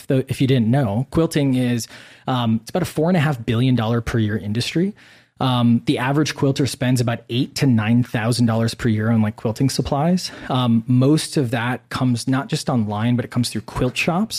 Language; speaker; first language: English; native; English